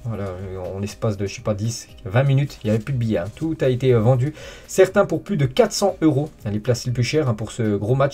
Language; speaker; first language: French; native; French